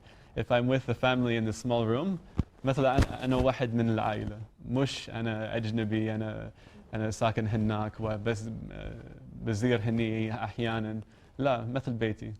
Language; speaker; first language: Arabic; non-native, learner; English